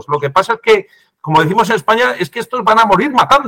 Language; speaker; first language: Spanish; native; Spanish